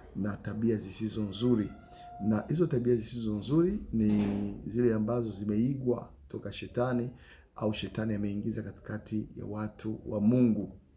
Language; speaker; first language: Swahili; native; Swahili